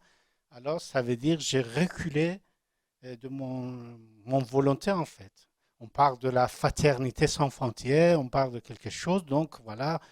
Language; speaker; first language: French; non-native, learner; Persian